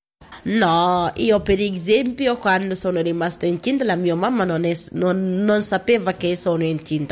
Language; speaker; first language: Italian; non-native, learner; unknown